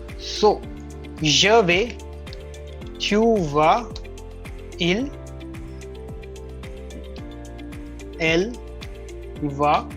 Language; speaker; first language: French; non-native, fluent; Hindi